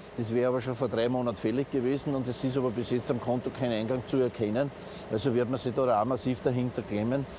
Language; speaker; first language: German; native; German